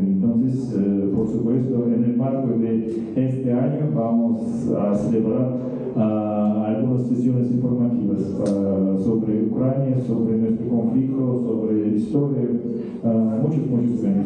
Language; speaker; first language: Spanish; non-native, fluent; Russian